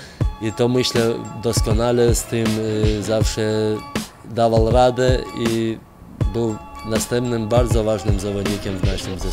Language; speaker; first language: Polish; non-native, fluent; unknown